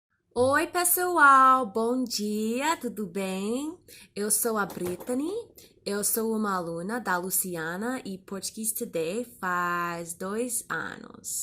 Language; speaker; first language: Portuguese; non-native, learner; English